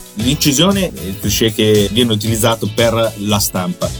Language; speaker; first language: Italian; native; Italian